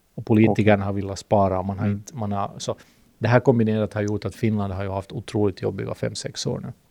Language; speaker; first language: Swedish; native; Swedish